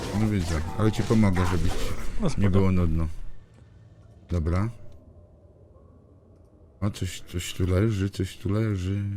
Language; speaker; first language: Polish; native; Polish